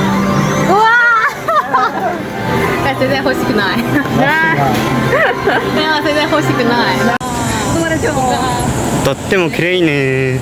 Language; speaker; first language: Japanese; non-native, learner; Mongolian